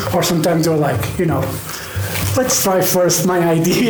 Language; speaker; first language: English; non-native, fluent; Portuguese